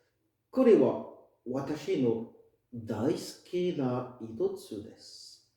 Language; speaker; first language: Japanese; non-native, fluent; French